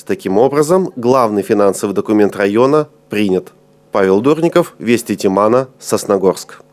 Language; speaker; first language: Russian; native; Russian